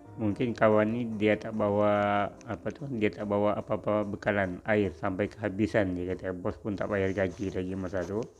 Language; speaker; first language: Malay; non-native, local second language; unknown